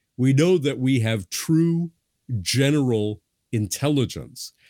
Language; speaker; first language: English; native; English